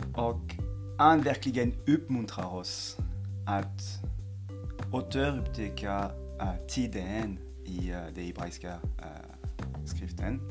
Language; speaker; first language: Swedish; non-native, fluent; French